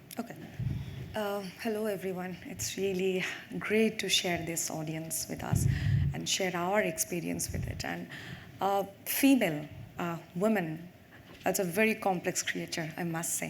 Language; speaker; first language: English; non-native, local second language; Bangla